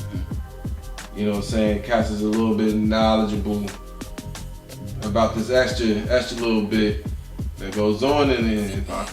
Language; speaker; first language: English; native; English